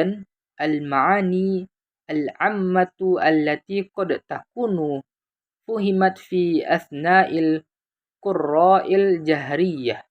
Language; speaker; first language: Arabic; non-native, fluent; Indonesian